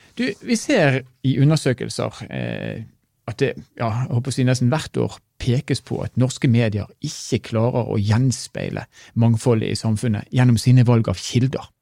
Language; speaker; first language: Norwegian; native; Norwegian